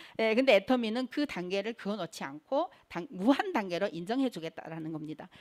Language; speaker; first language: Korean; native; Korean